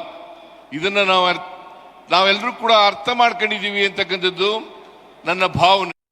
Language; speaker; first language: Kannada; native; Kannada